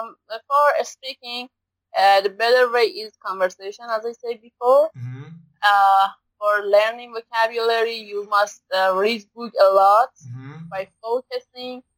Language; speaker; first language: English; non-native, learner; Persian